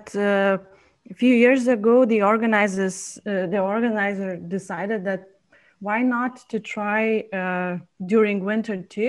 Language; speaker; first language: English; non-native, fluent; Lithuanian